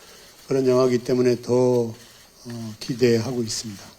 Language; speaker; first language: Korean; native; Korean